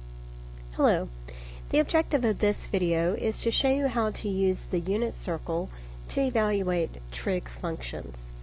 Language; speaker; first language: English; native; English